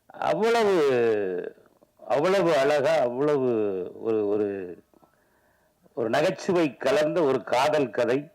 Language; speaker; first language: Tamil; native; Tamil